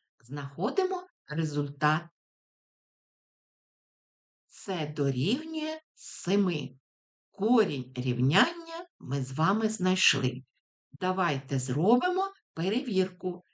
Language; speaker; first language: Ukrainian; native; Ukrainian